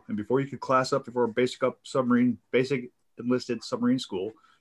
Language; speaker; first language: English; native; English